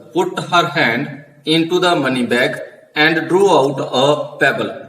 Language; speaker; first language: English; non-native, local second language; Punjabi